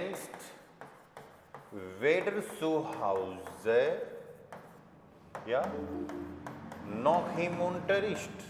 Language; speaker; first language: German; non-native, fluent; Hindi